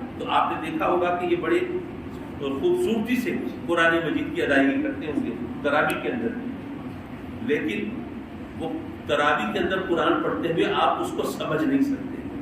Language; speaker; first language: Urdu; native; Urdu